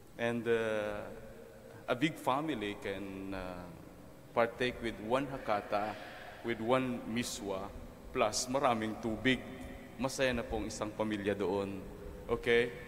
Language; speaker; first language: English; non-native, local second language; Filipino